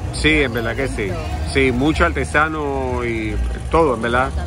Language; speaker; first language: Spanish; native; Spanish